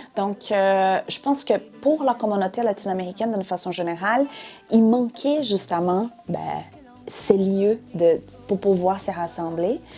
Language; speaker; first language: French; non-native, fluent; Portuguese